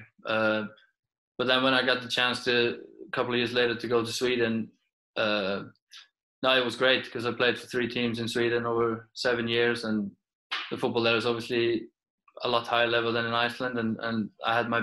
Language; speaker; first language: English; non-native, fluent; Icelandic